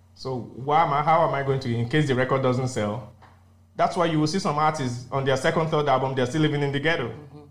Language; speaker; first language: English; non-native, local second language; Yoruba